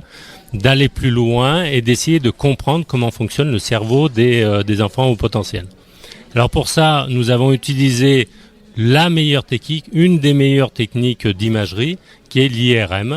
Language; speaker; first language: French; native; French